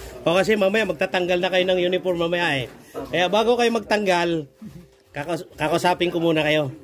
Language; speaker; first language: Filipino; native; Filipino